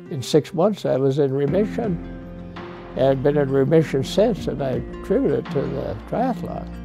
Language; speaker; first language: English; native; English